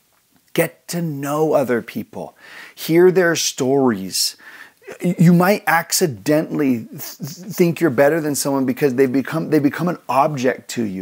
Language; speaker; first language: English; native; English